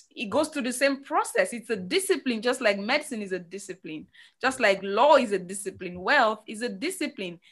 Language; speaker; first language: English; non-native, local second language; Igbo